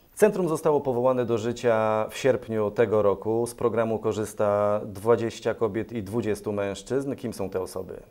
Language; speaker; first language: Polish; native; Polish